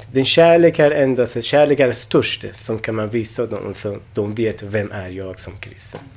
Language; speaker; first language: Swedish; non-native, fluent; Persian